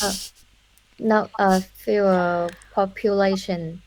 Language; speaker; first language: English; non-native, learner; Vietnamese